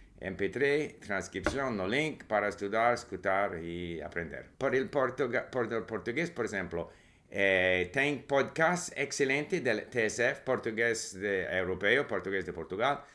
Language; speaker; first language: Spanish; non-native, fluent; English